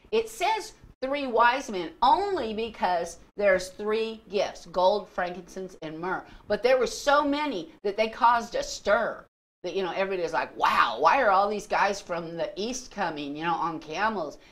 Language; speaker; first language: English; native; English